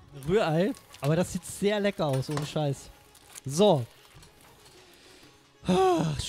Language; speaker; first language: German; native; German